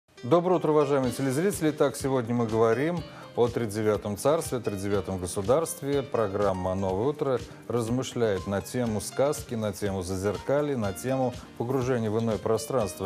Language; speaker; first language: Russian; native; Russian